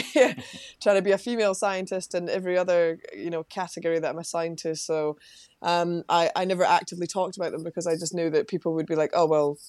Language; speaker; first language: English; native; English